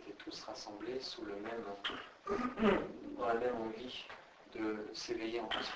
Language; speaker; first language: French; native; French